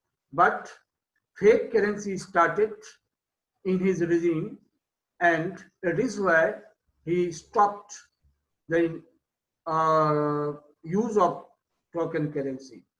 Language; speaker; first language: English; non-native, local second language; Hindi